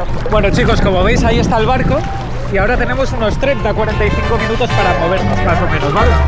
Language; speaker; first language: Spanish; native; Spanish